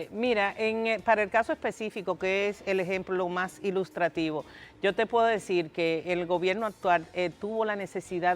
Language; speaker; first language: Spanish; native; Spanish